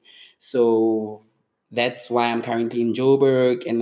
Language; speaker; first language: English; non-native, local second language; Tswana